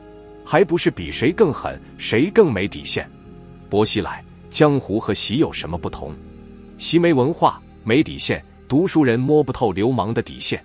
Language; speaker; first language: Chinese; native; Chinese